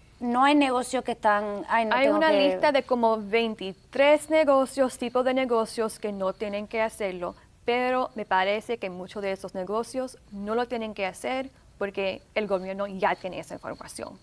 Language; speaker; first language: Spanish; early bilingual, heritage; Spanish